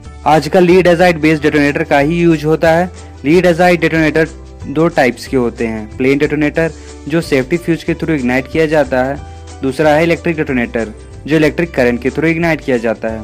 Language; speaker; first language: Hindi; native; Hindi